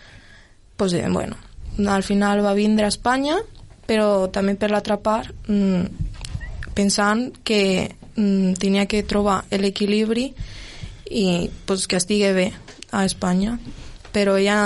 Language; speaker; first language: Catalan; early bilingual, other home language; Romanian